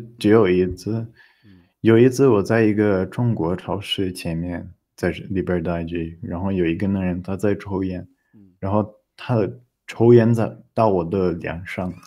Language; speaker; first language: Chinese; non-native, learner; Portuguese